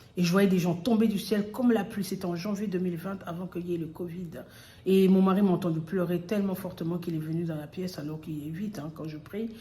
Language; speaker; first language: French; early bilingual, other home language; Lingala